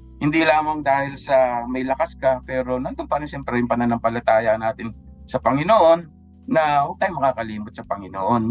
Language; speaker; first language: Filipino; native; Filipino